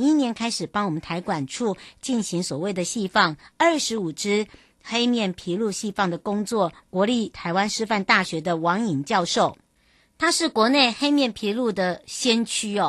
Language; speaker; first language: Chinese; native; Chinese